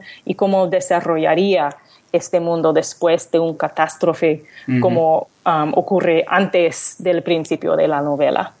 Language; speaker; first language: Spanish; non-native, learner; English